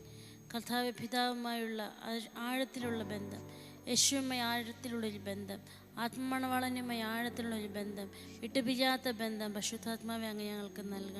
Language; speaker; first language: Malayalam; native; Malayalam